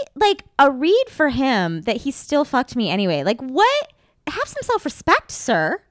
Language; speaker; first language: English; native; English